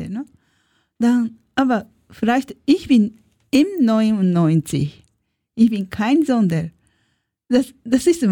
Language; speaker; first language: German; non-native, learner; Japanese